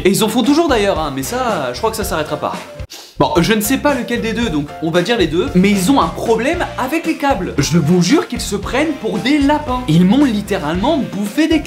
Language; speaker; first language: French; native; French